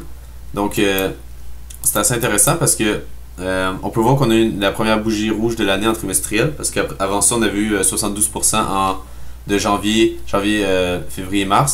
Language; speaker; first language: French; native; French